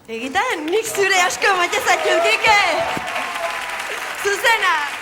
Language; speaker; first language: Basque; native; Basque